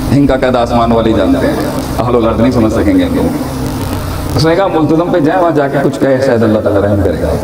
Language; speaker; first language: Urdu; non-native, local second language; Punjabi